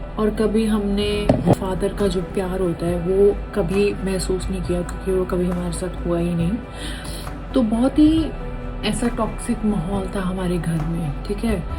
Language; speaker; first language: Hindi; non-native, local second language; Punjabi